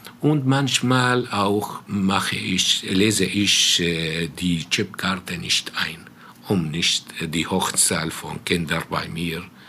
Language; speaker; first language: German; non-native, fluent; Arabic